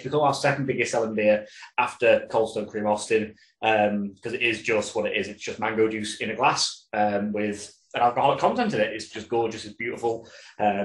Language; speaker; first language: English; native; English